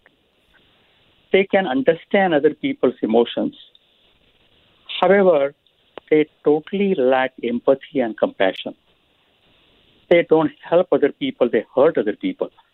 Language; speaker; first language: English; non-native, local second language; Marathi